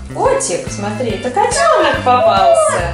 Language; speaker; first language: Russian; native; Russian